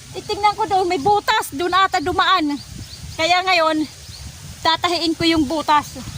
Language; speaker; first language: Filipino; non-native, local second language; Waray